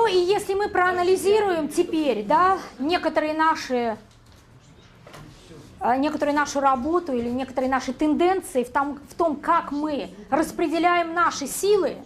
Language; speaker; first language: Russian; native; Russian